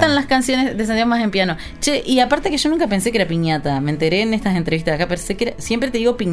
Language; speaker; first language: Spanish; native; Spanish